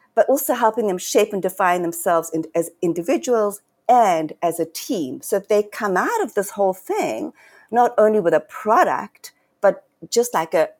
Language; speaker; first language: English; native; English